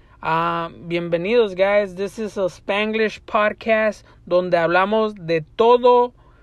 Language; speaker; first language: Spanish; early bilingual, heritage; Spanish